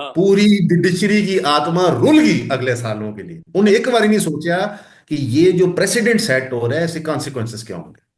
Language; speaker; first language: Urdu; non-native, local second language; Punjabi